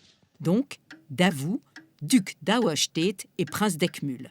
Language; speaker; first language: French; native; French